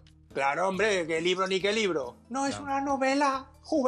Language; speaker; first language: Spanish; native; Spanish